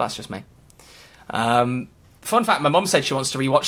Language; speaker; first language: English; native; English